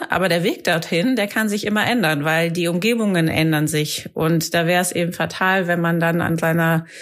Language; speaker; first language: German; native; German